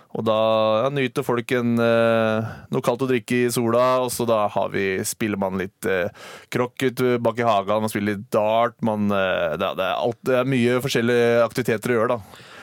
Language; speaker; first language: Norwegian; native; Norwegian